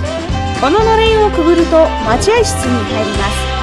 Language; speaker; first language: Japanese; non-native, fluent; Russian